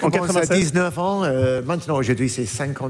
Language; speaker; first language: French; non-native, learner; English